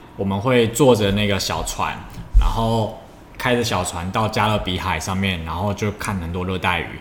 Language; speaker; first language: Chinese; native; Chinese